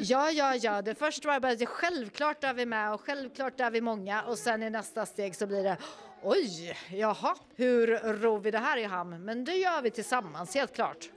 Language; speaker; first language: Swedish; native; Swedish